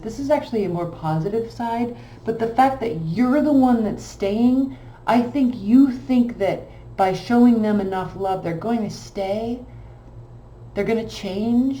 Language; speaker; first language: English; native; English